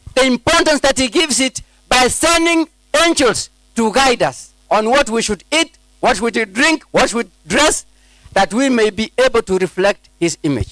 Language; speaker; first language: English; non-native, local second language; Swahili